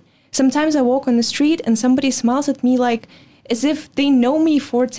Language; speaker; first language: English; non-native, fluent; Russian